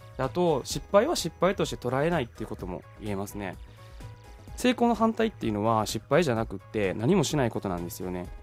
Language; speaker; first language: Japanese; native; Japanese